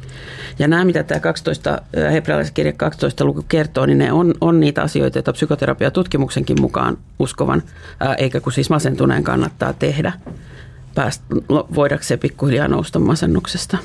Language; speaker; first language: Finnish; native; Finnish